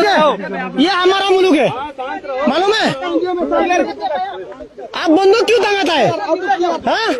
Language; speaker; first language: Hindi; non-native, learner; Bangla